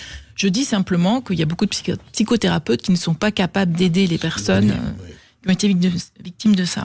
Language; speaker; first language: French; native; French